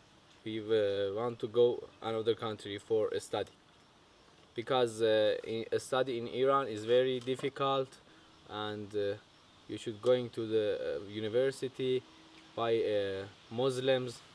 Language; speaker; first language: English; non-native, learner; Persian